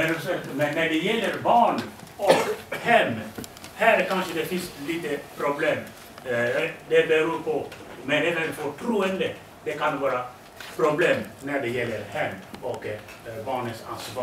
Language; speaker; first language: Swedish; non-native, fluent; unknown